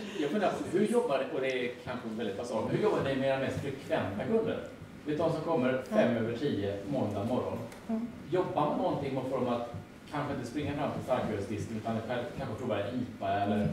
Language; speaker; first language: Swedish; native; Swedish